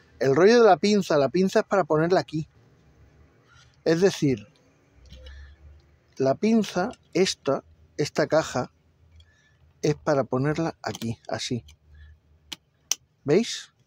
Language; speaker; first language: Spanish; native; Spanish